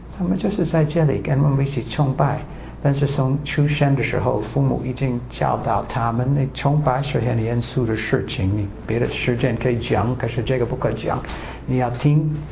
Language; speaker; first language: Chinese; non-native, fluent; English